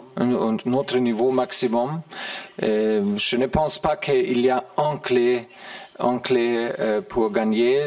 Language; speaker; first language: French; non-native, fluent; German